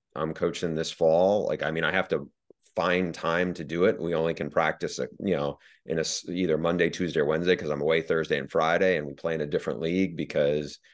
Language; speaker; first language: English; native; English